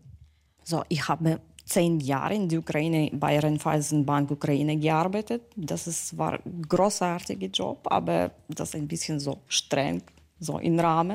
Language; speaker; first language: German; non-native, learner; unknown